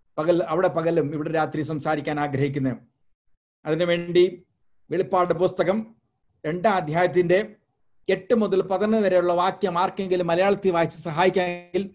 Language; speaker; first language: Malayalam; early bilingual, heritage; Malayalam